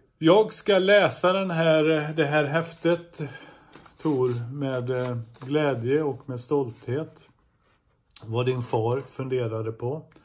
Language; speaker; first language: Swedish; native; Swedish